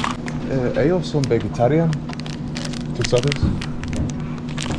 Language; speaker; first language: Spanish; non-native, learner; English